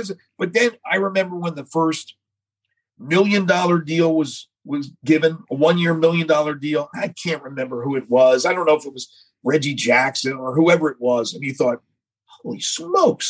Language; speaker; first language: English; native; English